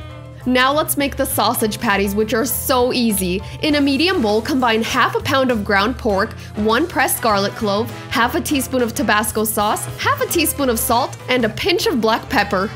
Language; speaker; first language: English; native; English